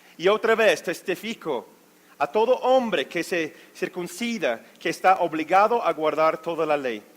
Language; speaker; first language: Spanish; non-native, fluent; English